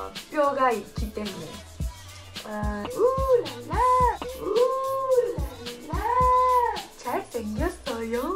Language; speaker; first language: Korean; non-native, fluent; French